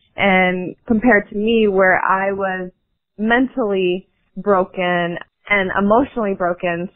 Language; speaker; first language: English; native; English